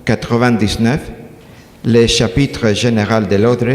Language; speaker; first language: French; non-native, learner; Spanish